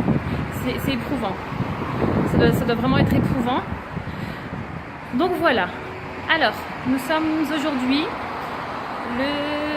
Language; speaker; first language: French; native; French